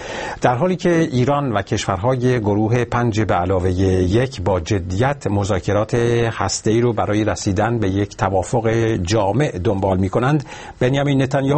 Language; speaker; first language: Persian; native; Persian